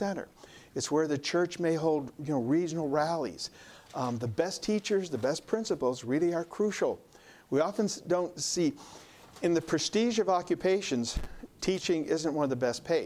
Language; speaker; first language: English; native; English